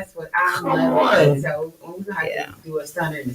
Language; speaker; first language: English; native; English